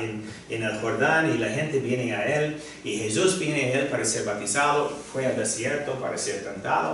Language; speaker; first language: Spanish; non-native, fluent; English